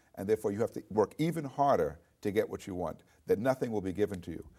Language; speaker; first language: English; native; English